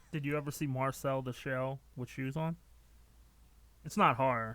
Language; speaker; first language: English; native; English